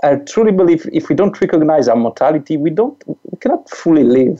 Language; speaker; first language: English; non-native, fluent; French